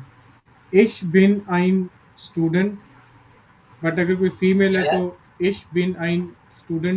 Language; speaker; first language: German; non-native, learner; Urdu